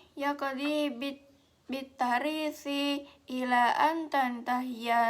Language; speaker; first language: Arabic; non-native, learner; Indonesian